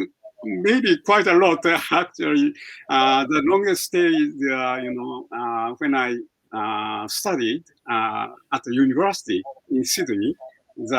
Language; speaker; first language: English; non-native, fluent; Japanese